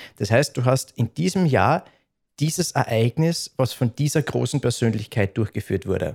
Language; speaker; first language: German; native; German